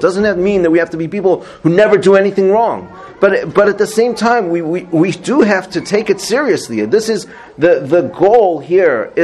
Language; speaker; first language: English; native; English